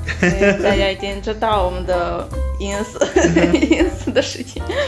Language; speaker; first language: Chinese; non-native, fluent; Ukrainian